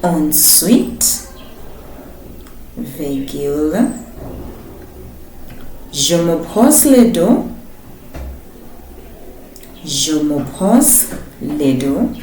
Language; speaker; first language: French; non-native, fluent; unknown